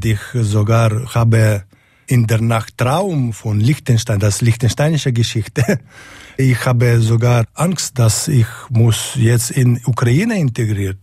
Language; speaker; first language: German; non-native, learner; Ukrainian